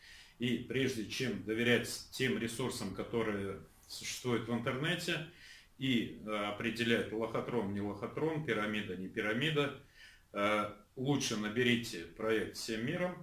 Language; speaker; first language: Russian; native; Russian